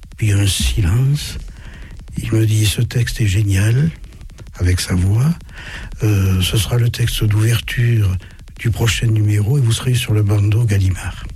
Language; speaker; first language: French; early bilingual, other home language; German